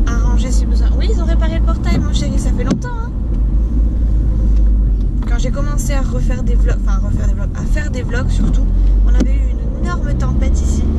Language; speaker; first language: French; native; French